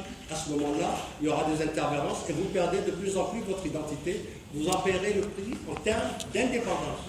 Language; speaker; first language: French; native; French